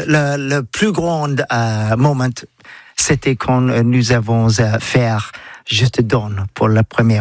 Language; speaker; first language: French; non-native, learner; English